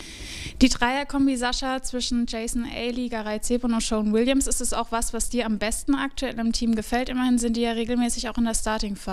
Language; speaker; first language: German; native; German